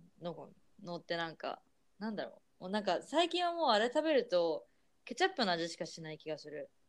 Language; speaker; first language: Japanese; native; Japanese